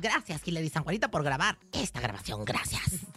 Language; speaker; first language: Spanish; native; Spanish